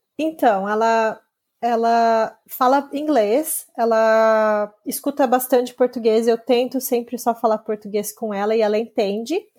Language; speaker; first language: Portuguese; native; Portuguese